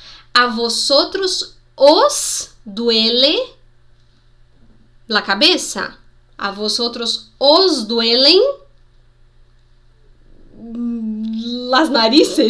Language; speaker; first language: Spanish; non-native, fluent; Portuguese